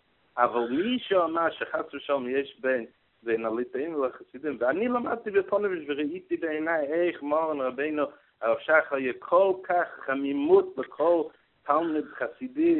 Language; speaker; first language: Hebrew; non-native, learner; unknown